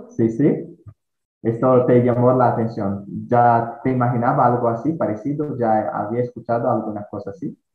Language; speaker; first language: Spanish; non-native, fluent; Portuguese